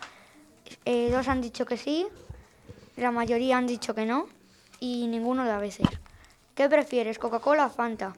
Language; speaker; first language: Spanish; native; Spanish